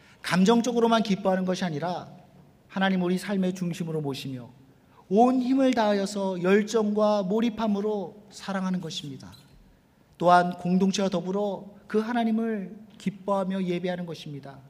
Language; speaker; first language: Korean; native; Korean